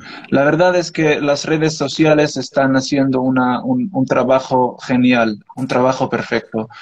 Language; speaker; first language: Spanish; non-native, learner; Arabic